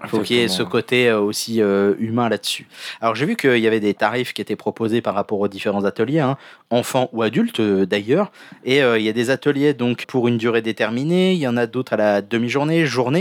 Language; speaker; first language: French; native; French